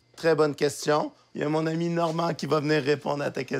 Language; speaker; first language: French; native; French